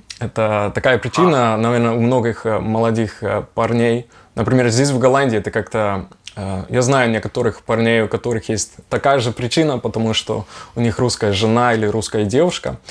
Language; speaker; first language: Russian; non-native, fluent; Dutch